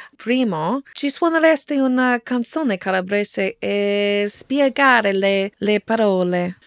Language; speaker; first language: Italian; non-native, learner; English